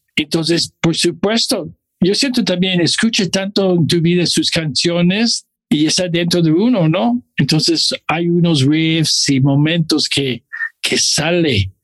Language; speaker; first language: Spanish; non-native, fluent; English